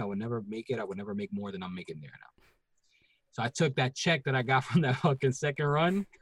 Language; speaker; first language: English; non-native, local second language; Spanish